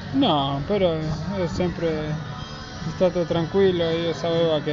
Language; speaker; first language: Italian; non-native, fluent; Spanish